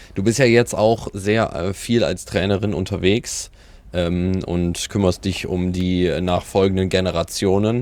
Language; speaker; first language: German; native; German